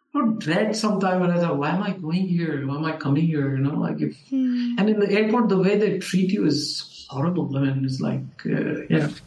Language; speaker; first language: English; non-native, local second language; Urdu